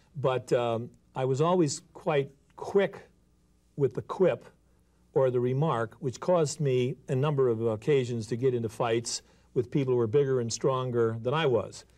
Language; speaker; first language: English; native; English